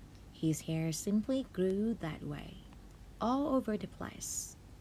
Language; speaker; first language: English; non-native, fluent; Thai